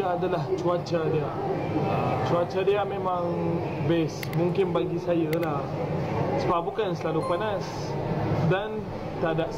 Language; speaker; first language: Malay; non-native, fluent; Arabic